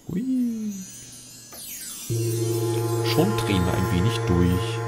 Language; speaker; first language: German; native; German